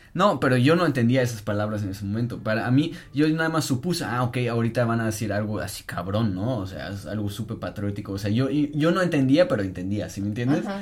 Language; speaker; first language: Spanish; non-native, fluent; German